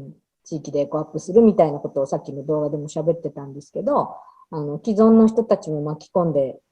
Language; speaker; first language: Japanese; native; Japanese